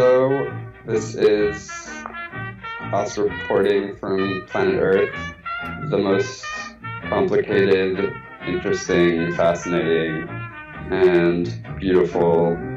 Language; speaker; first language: English; early bilingual, other home language; Spanish